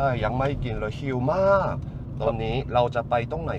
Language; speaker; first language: Thai; non-native, fluent; Korean